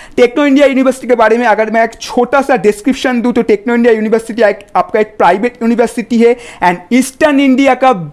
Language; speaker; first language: Hindi; non-native, local second language; Bangla